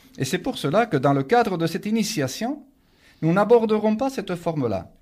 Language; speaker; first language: French; native; French